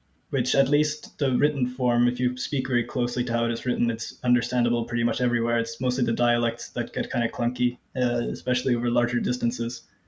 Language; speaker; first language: English; non-native, fluent; Norwegian